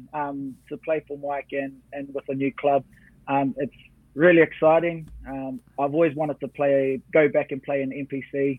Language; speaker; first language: English; native; English